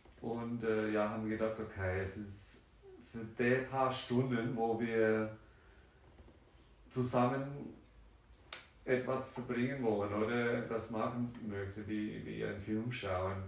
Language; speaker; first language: German; non-native, fluent; French